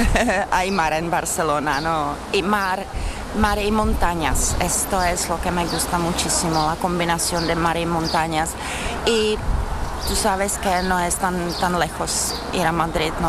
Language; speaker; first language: Spanish; non-native, fluent; Czech